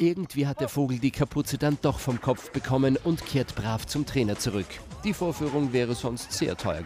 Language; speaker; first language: German; native; German